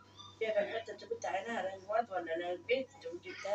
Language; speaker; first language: Arabic; native; Arabic